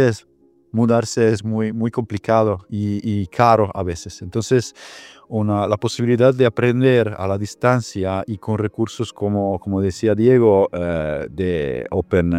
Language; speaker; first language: Spanish; non-native, fluent; Italian